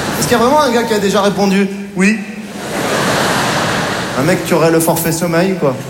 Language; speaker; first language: French; native; French